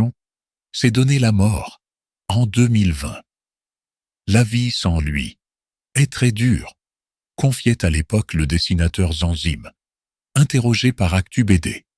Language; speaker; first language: French; native; French